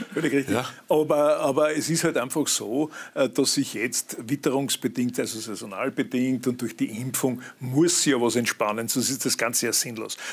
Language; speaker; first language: German; native; German